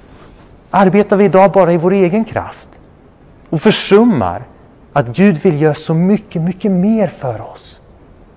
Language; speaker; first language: Swedish; non-native, fluent; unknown